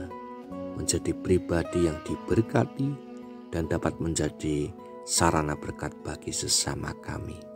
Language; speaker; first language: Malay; non-native, local second language; Javanese